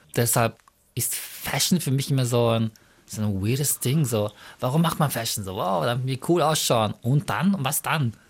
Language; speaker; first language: German; early bilingual, other home language; Mongolian